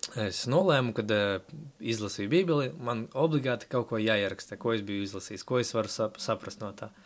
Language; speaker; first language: Latvian; non-native, local second language; Russian